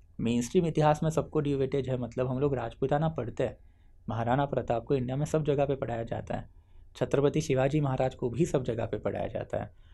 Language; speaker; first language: Hindi; non-native, local second language; Marathi